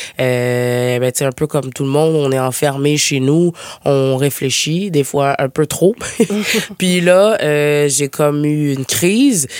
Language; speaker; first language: French; native; French